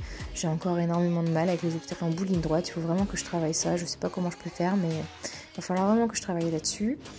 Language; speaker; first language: French; native; French